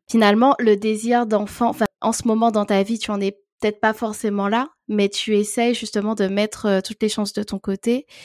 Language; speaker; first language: French; native; French